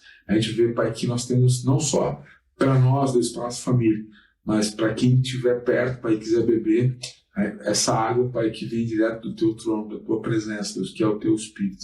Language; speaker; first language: Portuguese; native; Portuguese